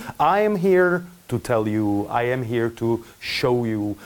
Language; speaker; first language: English; non-native, fluent; Czech